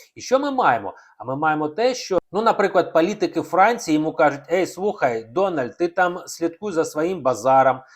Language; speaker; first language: Ukrainian; non-native, local second language; Russian